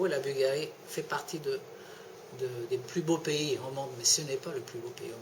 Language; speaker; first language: French; non-native, fluent; Bulgarian